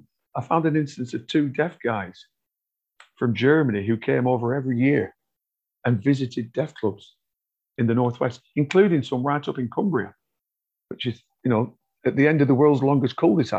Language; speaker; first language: English; native; English